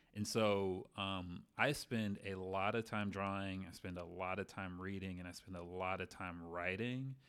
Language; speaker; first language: English; native; English